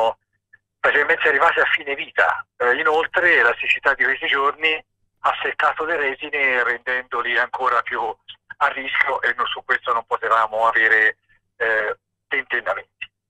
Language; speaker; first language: Italian; native; Italian